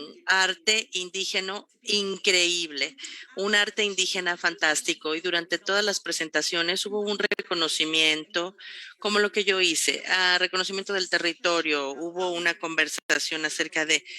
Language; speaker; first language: Spanish; non-native, fluent; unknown